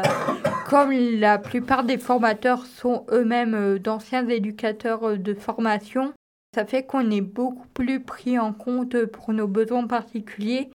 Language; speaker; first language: French; native; French